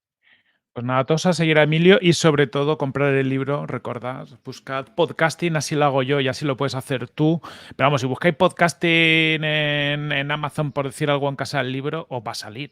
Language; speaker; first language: Spanish; native; Spanish